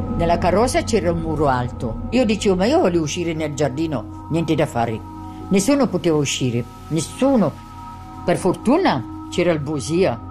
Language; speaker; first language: Italian; non-native, local second language; German